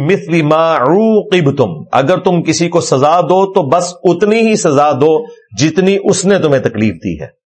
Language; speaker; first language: Urdu; non-native, local second language; Punjabi